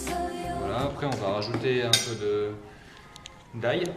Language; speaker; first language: French; native; French